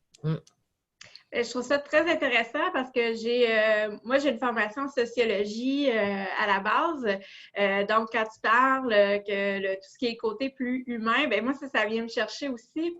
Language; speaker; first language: French; native; French